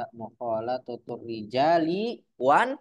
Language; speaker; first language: Arabic; non-native, fluent; Indonesian